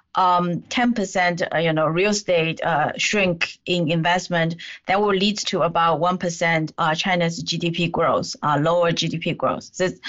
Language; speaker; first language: English; non-native, fluent; Chinese